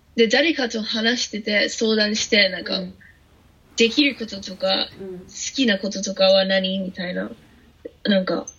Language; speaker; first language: Japanese; non-native, fluent; English